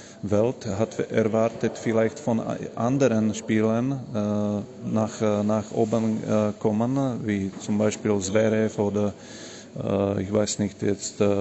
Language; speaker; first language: German; non-native, learner; Slovak